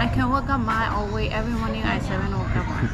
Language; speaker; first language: English; non-native, learner; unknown